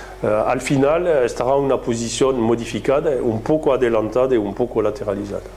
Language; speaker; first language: Spanish; non-native, fluent; French